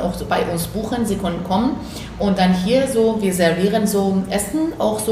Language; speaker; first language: German; non-native, fluent; Persian